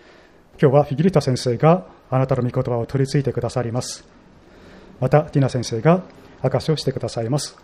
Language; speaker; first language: Japanese; native; Japanese